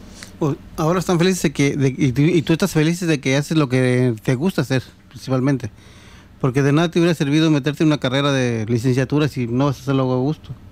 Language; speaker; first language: Spanish; native; Spanish